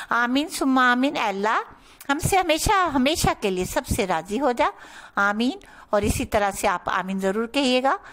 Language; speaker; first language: Urdu; native; Urdu